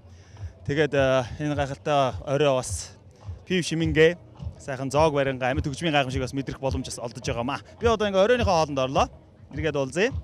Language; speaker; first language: Mongolian; native; Mongolian